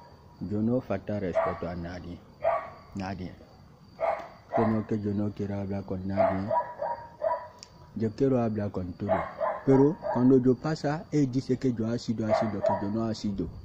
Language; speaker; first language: Spanish; non-native, learner; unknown